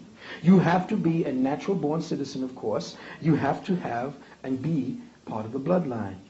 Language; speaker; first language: English; native; English